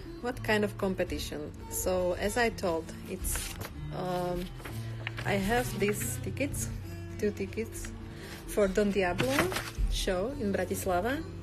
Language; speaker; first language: English; non-native, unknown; Slovak